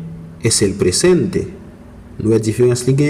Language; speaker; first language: Spanish; non-native, fluent; Haitian Creole